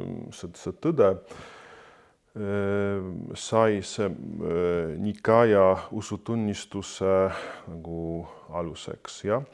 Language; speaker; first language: Estonian; non-native, fluent; Polish